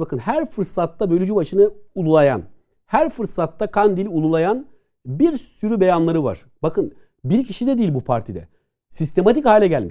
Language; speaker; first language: Turkish; native; Turkish